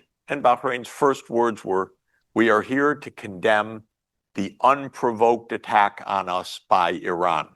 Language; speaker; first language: English; native; English